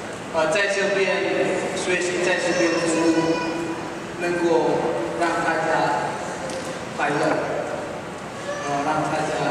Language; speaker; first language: Chinese; non-native, fluent; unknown